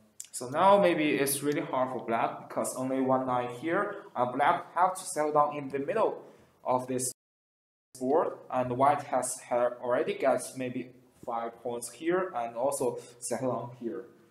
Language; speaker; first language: English; non-native, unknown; Chinese